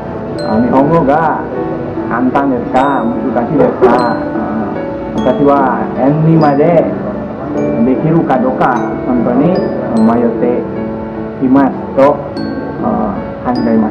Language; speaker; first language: Japanese; non-native, learner; Indonesian